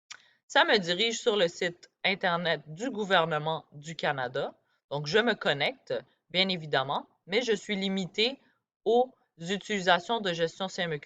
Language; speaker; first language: French; native; French